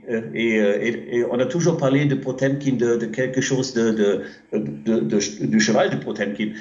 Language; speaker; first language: French; non-native, fluent; German